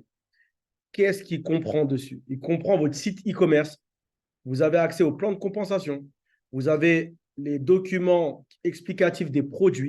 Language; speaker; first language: French; native; French